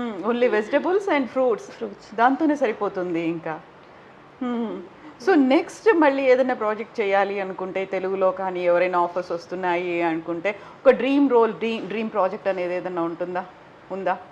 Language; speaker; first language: Telugu; native; Telugu